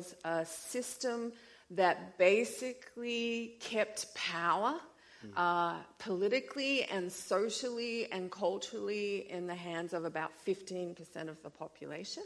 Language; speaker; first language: English; native; English